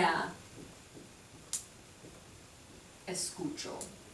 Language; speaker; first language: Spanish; non-native, fluent; English